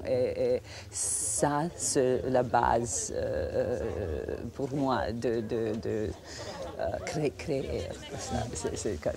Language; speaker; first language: French; non-native, fluent; Croatian